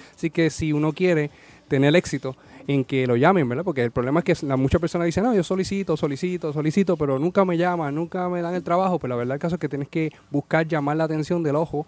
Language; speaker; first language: Spanish; native; Spanish